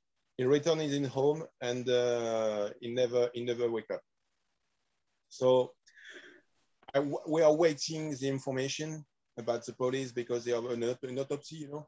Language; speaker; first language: English; non-native, learner; French